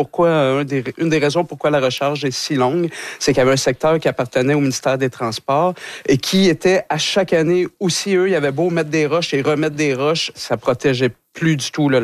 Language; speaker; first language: French; native; French